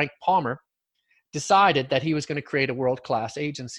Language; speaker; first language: English; native; English